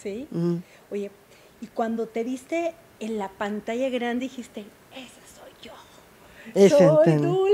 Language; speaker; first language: Spanish; native; Spanish